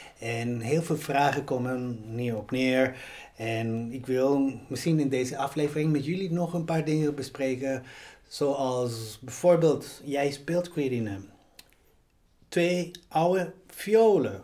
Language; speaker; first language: Dutch; non-native, fluent; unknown